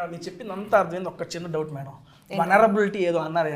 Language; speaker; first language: Telugu; native; Telugu